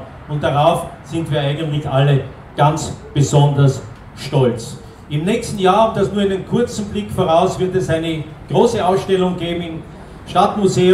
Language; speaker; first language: German; native; German